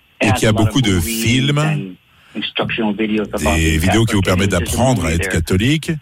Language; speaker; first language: French; non-native, fluent; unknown